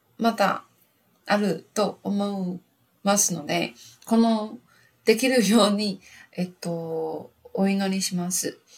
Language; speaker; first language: Japanese; non-native, learner; Chinese